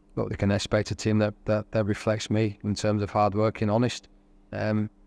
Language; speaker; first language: English; native; English